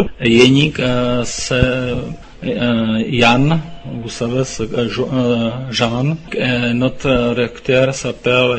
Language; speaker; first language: French; non-native, learner; Czech